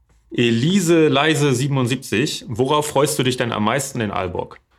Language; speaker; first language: German; native; German